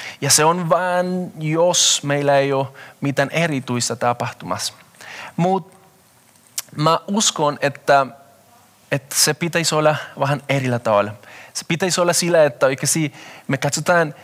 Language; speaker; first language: Finnish; non-native, fluent; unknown